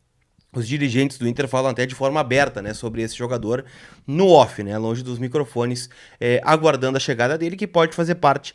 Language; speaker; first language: Portuguese; native; Portuguese